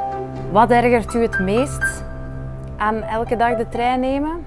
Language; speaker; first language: Dutch; native; Dutch